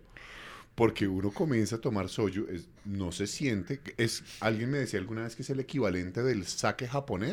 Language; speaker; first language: Spanish; native; Spanish